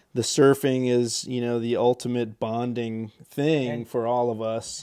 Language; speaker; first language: English; native; English